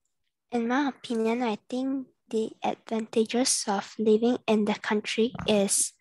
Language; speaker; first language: English; non-native, learner; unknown